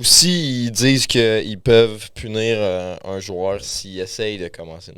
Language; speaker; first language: French; native; French